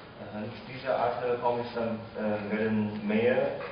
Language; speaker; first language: German; non-native, fluent; Chinese